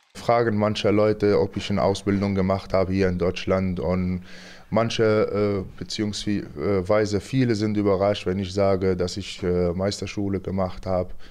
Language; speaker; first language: German; non-native, fluent; Arabic